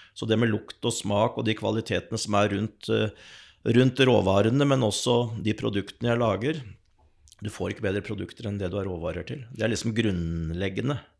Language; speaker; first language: Norwegian; native; Norwegian